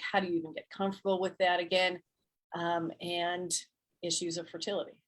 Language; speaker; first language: English; native; English